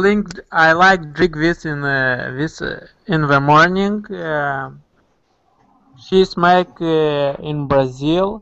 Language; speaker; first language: English; non-native, learner; Russian